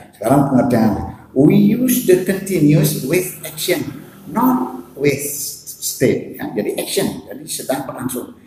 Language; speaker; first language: English; non-native, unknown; Balinese